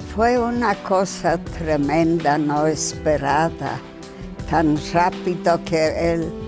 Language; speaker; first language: Spanish; non-native, fluent; Yiddish